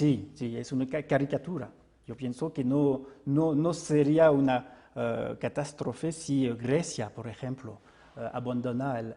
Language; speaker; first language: Spanish; non-native, fluent; French